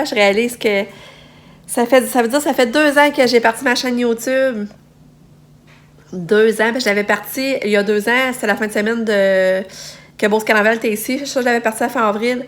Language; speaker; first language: French; native; French